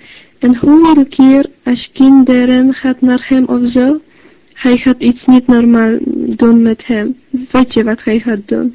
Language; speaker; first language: Dutch; non-native, learner; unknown